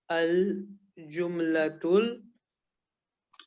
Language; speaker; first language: Arabic; non-native, fluent; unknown